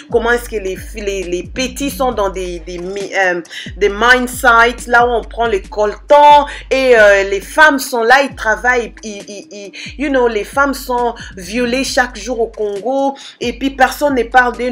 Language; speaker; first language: French; non-native, local second language; Lingala